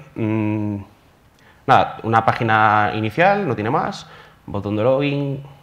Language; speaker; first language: Spanish; native; Spanish